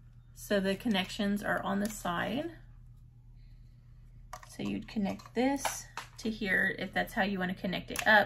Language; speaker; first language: English; native; English